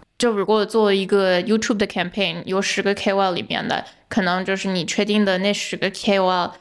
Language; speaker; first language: Chinese; non-native, fluent; English